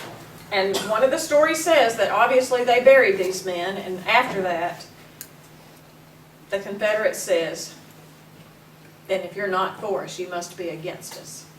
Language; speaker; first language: English; native; English